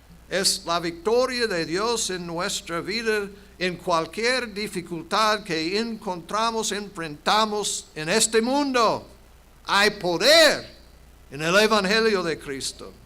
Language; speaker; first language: Spanish; non-native, fluent; English